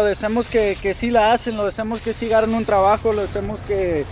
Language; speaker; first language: Spanish; native; Spanish